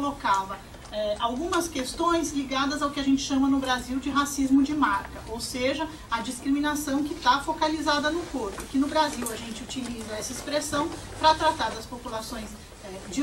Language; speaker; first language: Portuguese; native; Portuguese